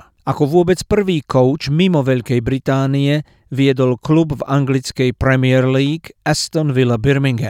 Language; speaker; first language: Slovak; native; Slovak